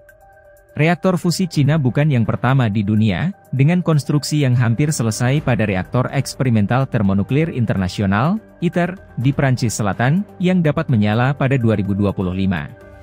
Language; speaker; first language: Indonesian; native; Indonesian